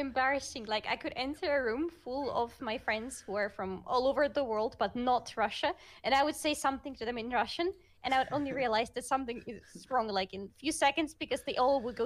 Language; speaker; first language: English; non-native, fluent; Russian